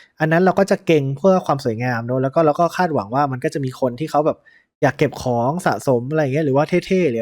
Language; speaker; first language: Thai; native; Thai